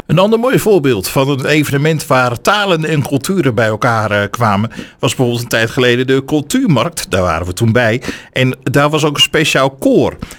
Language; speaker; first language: Dutch; native; Dutch